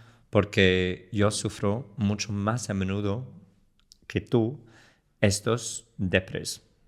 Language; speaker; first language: Spanish; non-native, fluent; English